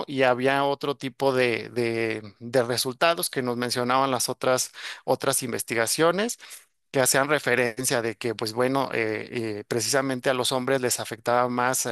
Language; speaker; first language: Spanish; native; Spanish